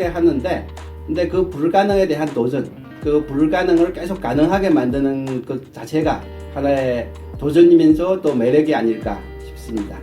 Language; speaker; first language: Korean; non-native, fluent; Chinese